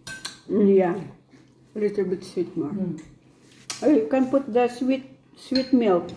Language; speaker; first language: English; non-native, local second language; Filipino